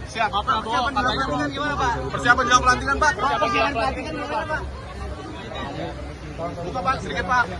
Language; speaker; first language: Indonesian; native; Indonesian